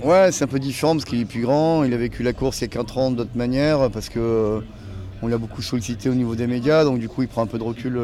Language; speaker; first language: French; native; French